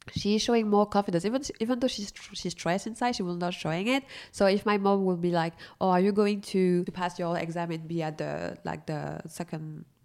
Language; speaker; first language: English; non-native, fluent; French